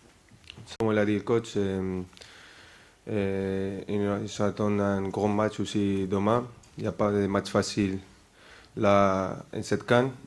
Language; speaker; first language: French; non-native, fluent; Spanish